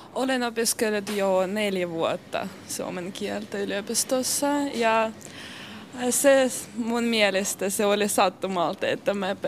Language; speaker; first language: Finnish; non-native, learner; Russian